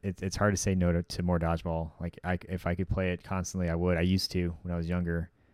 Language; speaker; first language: English; native; English